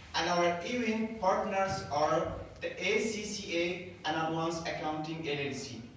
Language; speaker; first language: English; non-native, fluent; Persian